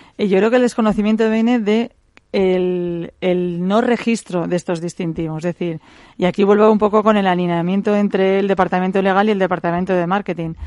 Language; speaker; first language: Spanish; native; Spanish